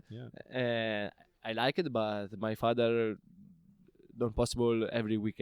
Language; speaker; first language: English; non-native, learner; Italian